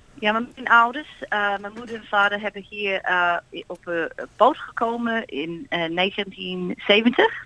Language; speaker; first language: Dutch; early bilingual, heritage; Dutch